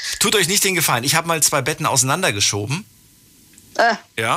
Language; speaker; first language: German; native; German